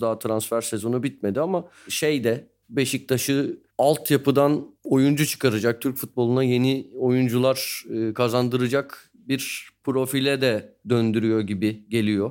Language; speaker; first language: Turkish; native; Turkish